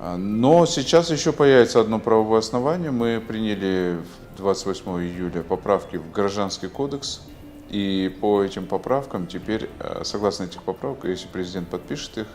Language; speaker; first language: Russian; native; Russian